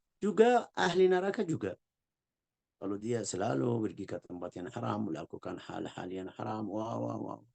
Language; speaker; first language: Indonesian; non-native, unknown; Arabic